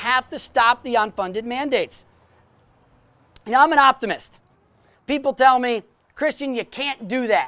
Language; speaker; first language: English; native; English